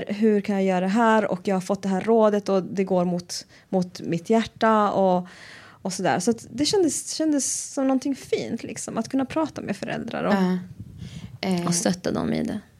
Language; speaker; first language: Swedish; native; Swedish